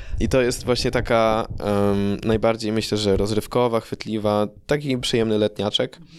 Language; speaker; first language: Polish; early bilingual, heritage; Polish